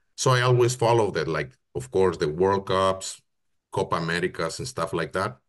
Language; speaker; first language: English; non-native, fluent; Spanish